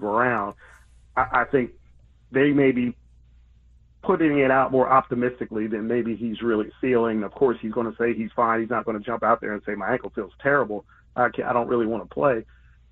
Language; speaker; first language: English; native; English